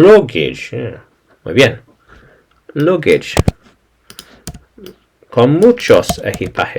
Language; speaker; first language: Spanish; non-native, learner; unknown